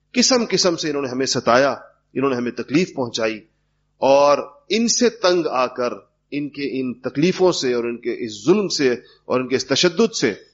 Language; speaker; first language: Urdu; native; Urdu